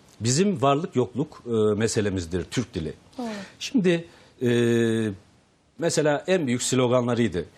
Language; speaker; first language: Turkish; native; Turkish